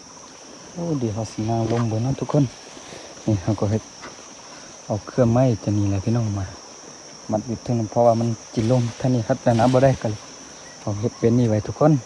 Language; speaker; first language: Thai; non-native, local second language; Lahu